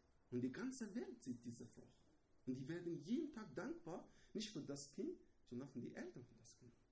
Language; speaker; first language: German; non-native, learner; Persian